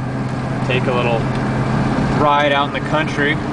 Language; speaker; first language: English; native; English